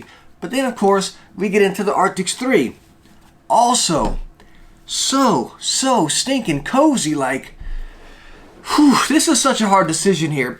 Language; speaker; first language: English; native; English